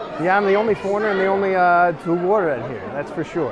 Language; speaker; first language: English; native; English